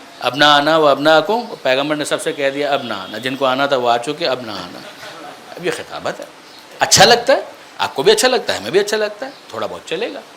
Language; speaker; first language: Urdu; non-native, local second language; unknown